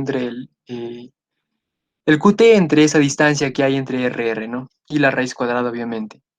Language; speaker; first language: Spanish; native; Spanish